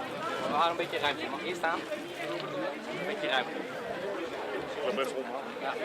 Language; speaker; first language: Dutch; non-native, local second language; Papiamento